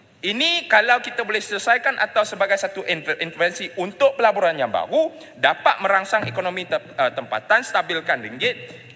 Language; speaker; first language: Malay; non-native, local second language; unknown